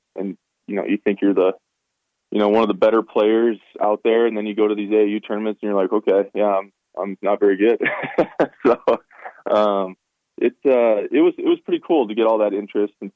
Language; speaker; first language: English; native; English